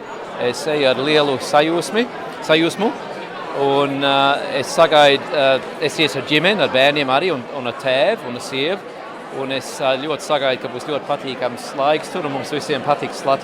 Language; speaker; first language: Latvian; early bilingual, heritage; Latvian